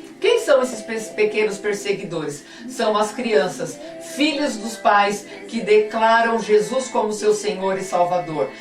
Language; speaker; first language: Portuguese; native; Portuguese